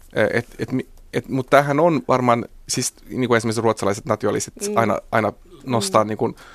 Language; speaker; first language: Finnish; native; Finnish